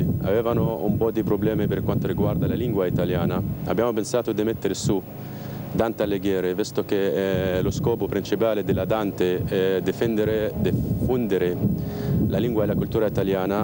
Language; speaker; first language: Italian; non-native, fluent; Arabic